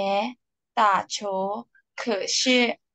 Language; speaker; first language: Chinese; non-native, learner; Burmese